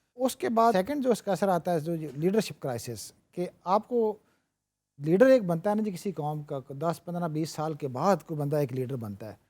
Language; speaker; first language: Urdu; non-native, local second language; Punjabi